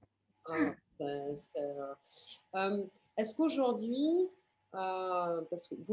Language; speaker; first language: French; native; French